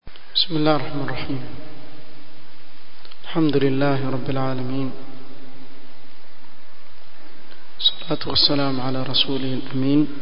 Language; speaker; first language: Arabic; non-native, fluent; Swahili